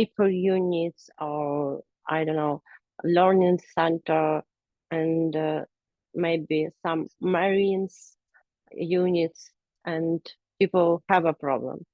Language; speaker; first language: English; non-native, learner; Ukrainian